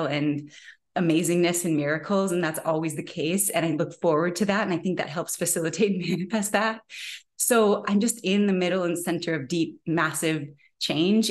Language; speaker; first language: English; native; English